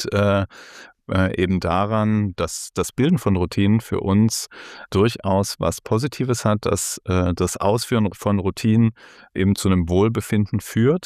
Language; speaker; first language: German; native; German